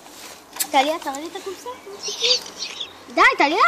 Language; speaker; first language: Hebrew; native; Hebrew